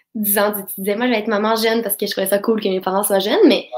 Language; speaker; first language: French; native; French